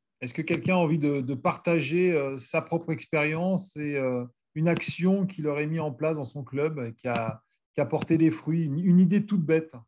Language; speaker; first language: French; native; French